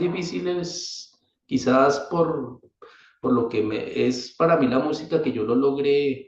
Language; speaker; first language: Spanish; native; Spanish